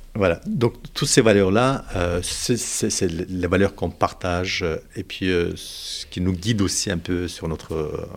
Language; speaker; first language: French; non-native, fluent; Turkish